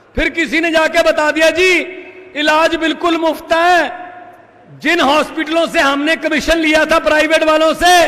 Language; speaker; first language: Hindi; native; Hindi